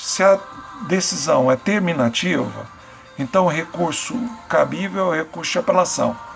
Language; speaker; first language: Portuguese; native; Portuguese